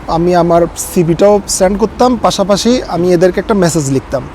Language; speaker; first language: Bangla; native; Bangla